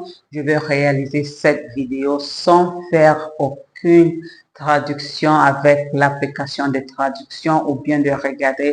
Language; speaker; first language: French; non-native, learner; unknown